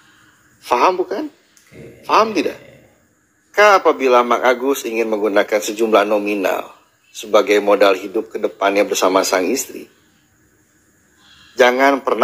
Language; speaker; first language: Indonesian; native; Indonesian